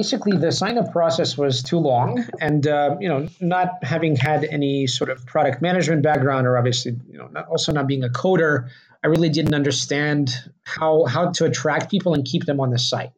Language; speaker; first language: English; early bilingual, other home language; Russian